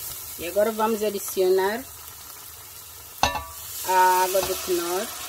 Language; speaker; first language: Portuguese; non-native, local second language; Upper Guinea Crioulo